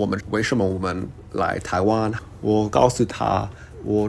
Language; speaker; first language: Chinese; early bilingual, heritage; English